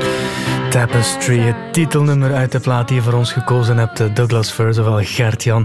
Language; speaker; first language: Dutch; native; Dutch